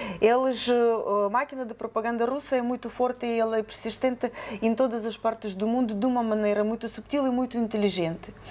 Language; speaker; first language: Portuguese; non-native, fluent; Ukrainian